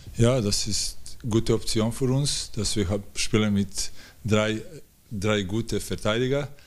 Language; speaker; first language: German; non-native, learner; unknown